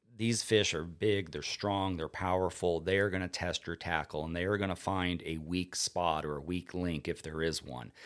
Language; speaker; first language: English; native; English